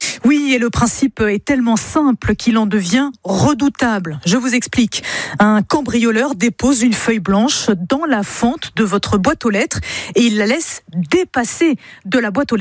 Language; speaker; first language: French; native; French